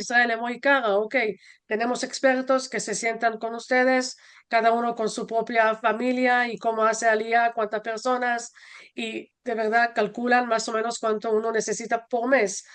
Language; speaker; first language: Spanish; non-native, fluent; Hebrew